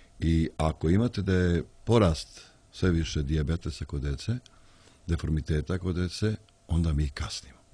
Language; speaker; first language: Serbian; native; Serbian